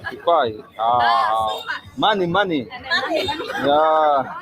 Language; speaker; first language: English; non-native, fluent; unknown